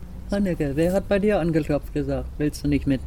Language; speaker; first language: German; native; German